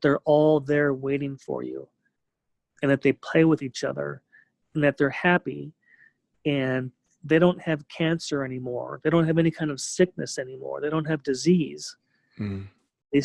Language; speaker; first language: English; native; English